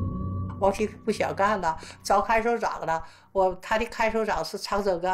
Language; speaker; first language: Chinese; native; Chinese